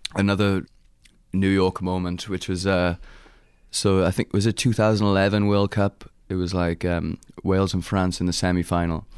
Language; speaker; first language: English; native; English